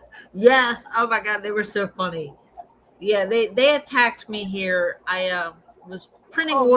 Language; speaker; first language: English; native; English